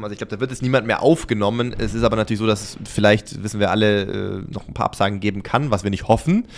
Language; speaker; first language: German; native; German